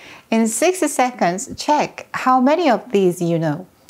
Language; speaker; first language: English; non-native, fluent; Korean